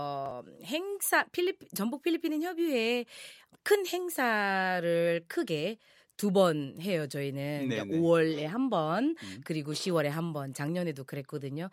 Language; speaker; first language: Korean; non-native, fluent; Filipino